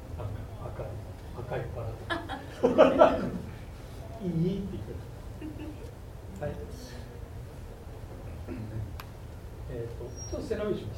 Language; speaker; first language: Japanese; native; Japanese